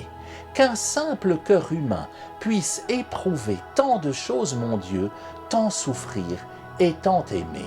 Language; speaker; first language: French; native; French